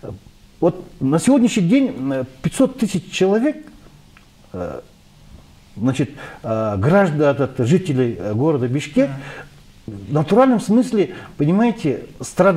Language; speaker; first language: Russian; non-native, local second language; Kyrgyz